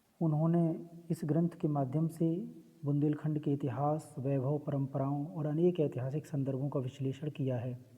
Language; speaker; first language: Hindi; native; Hindi